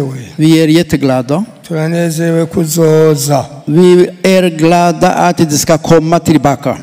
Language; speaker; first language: Swedish; non-native, fluent; Rundi